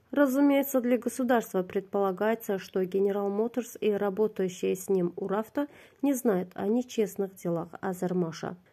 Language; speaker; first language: Russian; non-native, local second language; Azerbaijani